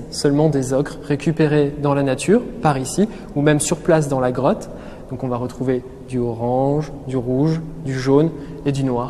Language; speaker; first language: French; native; French